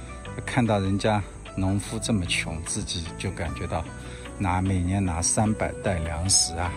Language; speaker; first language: Chinese; native; Chinese